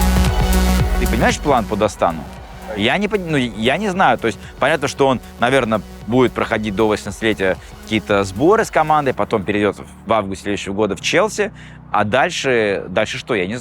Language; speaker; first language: Russian; native; Russian